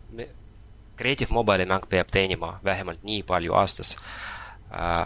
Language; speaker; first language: Estonian; non-native, local second language; Russian